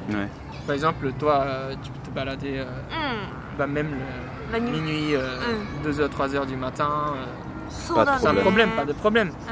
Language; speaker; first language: French; non-native, fluent; Japanese